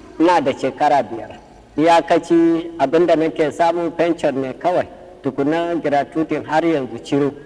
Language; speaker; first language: Hausa; non-native, local second language; Fula